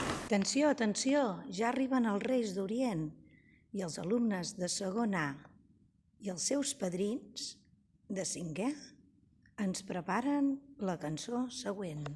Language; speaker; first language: Catalan; native; Catalan